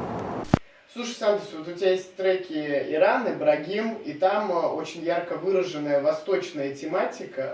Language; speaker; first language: Russian; native; Russian